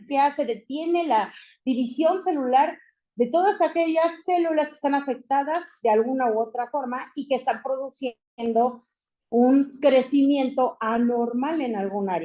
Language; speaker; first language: Spanish; native; Spanish